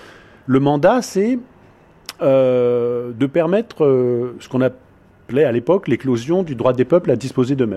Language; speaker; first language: French; native; French